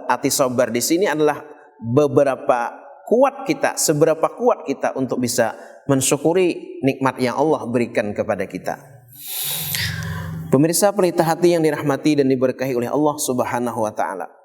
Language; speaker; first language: Indonesian; non-native, local second language; Banjar